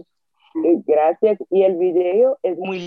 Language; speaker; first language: Spanish; non-native, learner; Portuguese